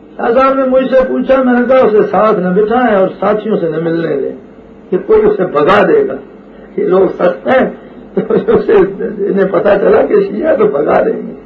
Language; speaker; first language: Urdu; non-native, local second language; Punjabi